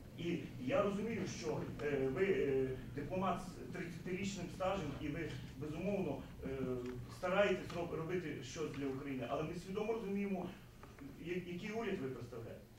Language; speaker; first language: Ukrainian; native; Ukrainian